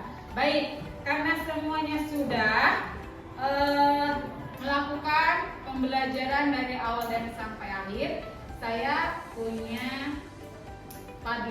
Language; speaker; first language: Indonesian; native; Indonesian